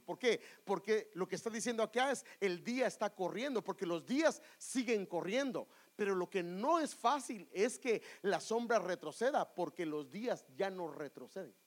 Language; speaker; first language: Spanish; native; Spanish